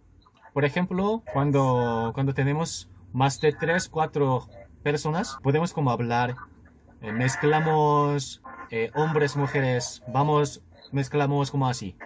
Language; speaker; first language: Spanish; non-native, learner; Korean